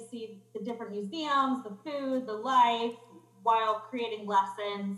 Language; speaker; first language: English; native; English